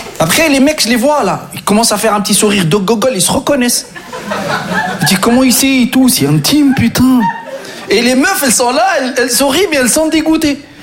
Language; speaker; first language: French; non-native, local second language; Arabic